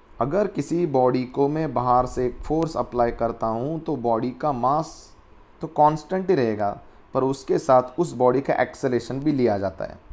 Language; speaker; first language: Hindi; non-native, local second language; Marathi